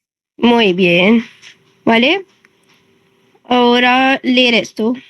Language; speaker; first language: Spanish; non-native, learner; Hindi